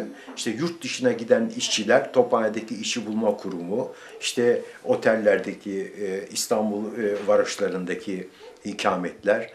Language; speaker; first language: Turkish; native; Turkish